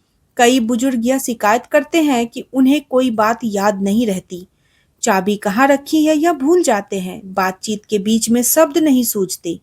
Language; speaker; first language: Hindi; native; Hindi